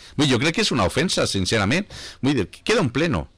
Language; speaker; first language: Spanish; non-native, local second language; Catalan